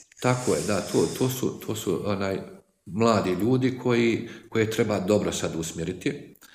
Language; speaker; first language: Croatian; native; Croatian